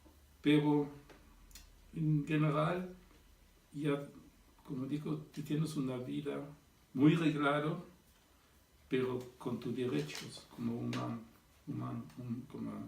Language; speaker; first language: Spanish; non-native, fluent; German